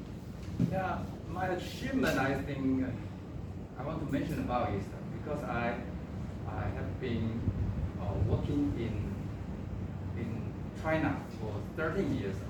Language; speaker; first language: English; non-native, local second language; Chinese